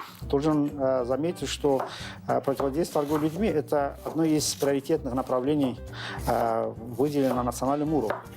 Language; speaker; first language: Russian; non-native, local second language; Azerbaijani